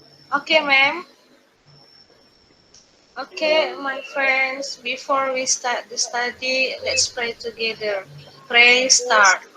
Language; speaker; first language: English; non-native, learner; Indonesian